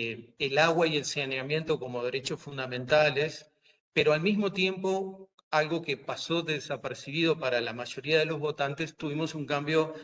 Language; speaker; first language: Spanish; native; Spanish